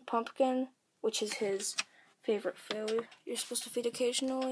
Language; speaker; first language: English; native; English